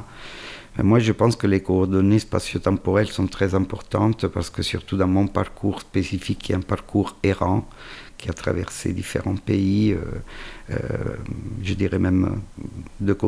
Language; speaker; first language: French; non-native, fluent; Italian